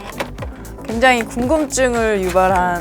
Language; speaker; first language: Korean; native; Korean